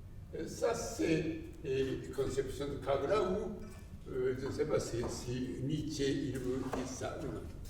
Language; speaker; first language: French; non-native, learner; Japanese